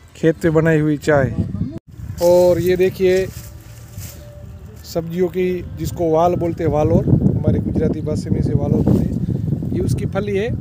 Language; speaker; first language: Hindi; non-native, local second language; Gujarati